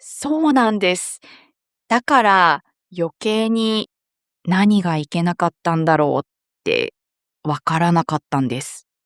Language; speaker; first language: Japanese; non-native, fluent; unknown